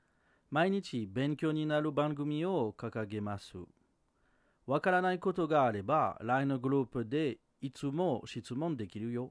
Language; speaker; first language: Japanese; non-native, learner; French